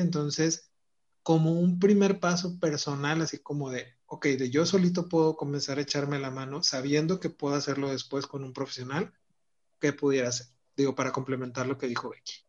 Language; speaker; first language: Spanish; native; Spanish